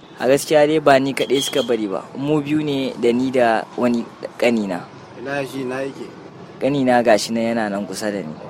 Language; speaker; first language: Hausa; native; Hausa